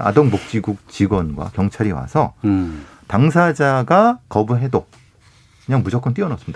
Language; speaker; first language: Korean; native; Korean